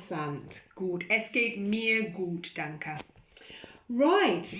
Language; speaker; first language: German; non-native, fluent; English